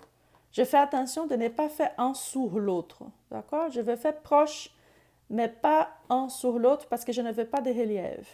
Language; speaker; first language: French; non-native, fluent; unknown